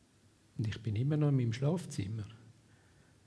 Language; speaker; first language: German; native; German